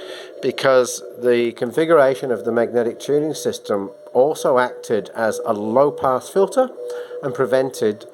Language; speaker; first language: English; native; English